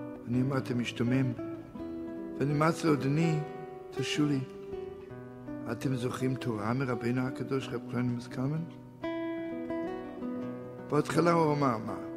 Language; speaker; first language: Hebrew; non-native, fluent; Yiddish